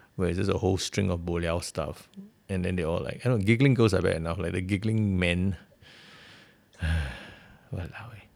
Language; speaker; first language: English; native; English